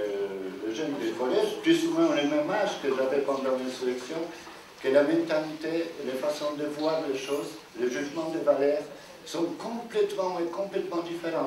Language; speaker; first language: French; non-native, fluent; Polish